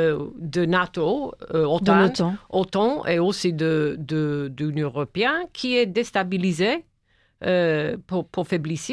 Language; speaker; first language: French; non-native, fluent; English